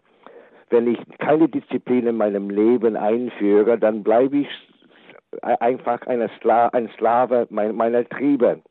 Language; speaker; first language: German; non-native, fluent; English